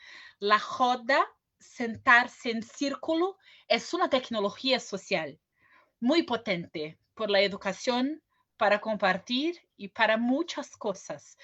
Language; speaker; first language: Spanish; non-native, fluent; Portuguese